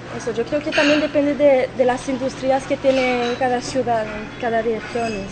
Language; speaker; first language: Spanish; non-native, fluent; French